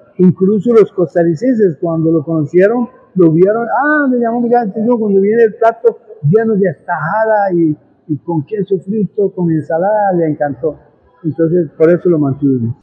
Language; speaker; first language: Spanish; non-native, fluent; Persian